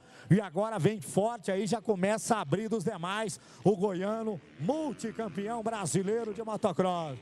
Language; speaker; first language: Portuguese; native; Portuguese